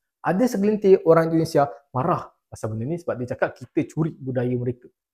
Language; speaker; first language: Malay; native; Malay